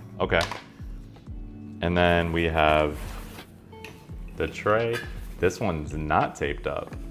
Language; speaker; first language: English; native; English